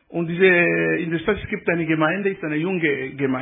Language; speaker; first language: German; non-native, learner; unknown